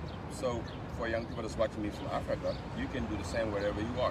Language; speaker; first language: English; non-native, fluent; Wolof